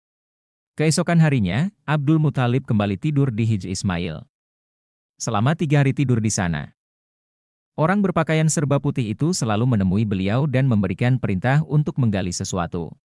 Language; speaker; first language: Indonesian; native; Indonesian